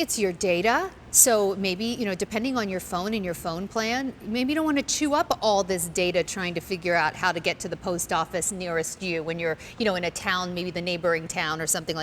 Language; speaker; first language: English; native; English